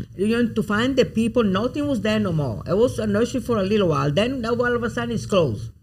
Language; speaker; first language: English; non-native, fluent; Italian